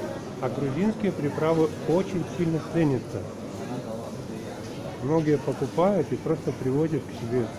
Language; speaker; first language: Russian; native; Russian